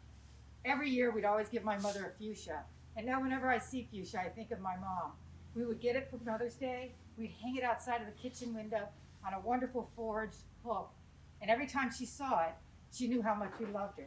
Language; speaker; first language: English; native; English